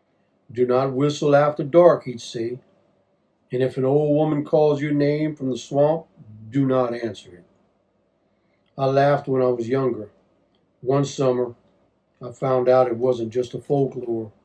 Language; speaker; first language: English; native; English